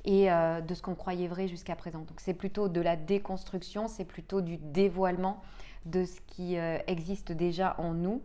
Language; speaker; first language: French; native; French